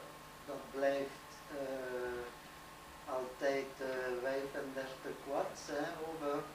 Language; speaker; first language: Dutch; non-native, learner; French